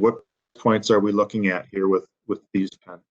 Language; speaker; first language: English; native; English